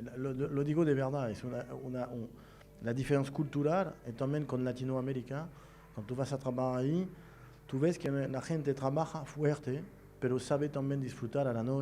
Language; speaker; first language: Spanish; non-native, fluent; French